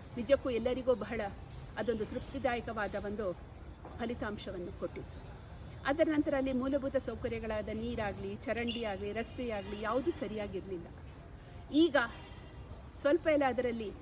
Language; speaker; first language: Kannada; native; Kannada